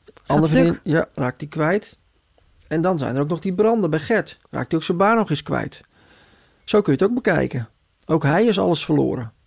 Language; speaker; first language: Dutch; native; Dutch